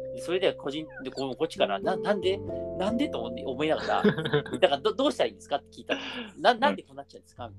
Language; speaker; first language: Japanese; native; Japanese